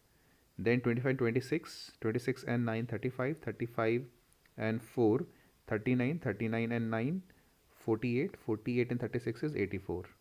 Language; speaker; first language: English; non-native, local second language; Hindi